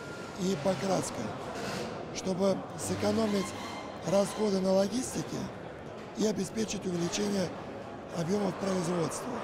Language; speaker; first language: Russian; native; Russian